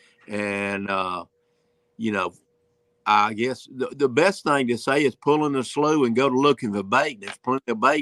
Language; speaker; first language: English; native; English